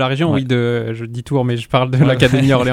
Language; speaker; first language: French; native; French